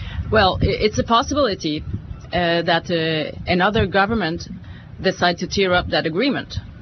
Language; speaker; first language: English; non-native, fluent; French